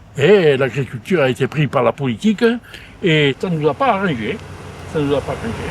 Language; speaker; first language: French; native; French